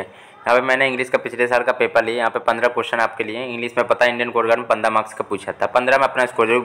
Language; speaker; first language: Hindi; native; Hindi